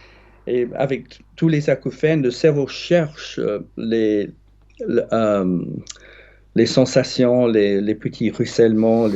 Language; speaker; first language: French; non-native, fluent; English